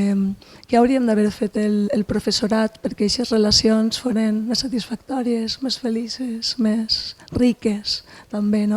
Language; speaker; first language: Catalan; native; Catalan